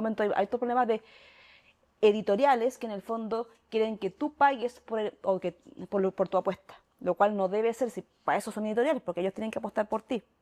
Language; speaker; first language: Spanish; native; Spanish